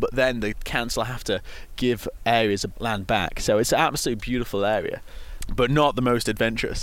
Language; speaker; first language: English; native; English